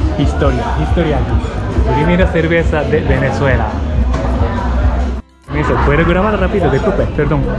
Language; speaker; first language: Spanish; non-native, learner; Japanese